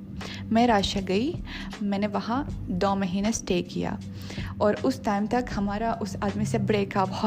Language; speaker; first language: Hindi; non-native, fluent; Russian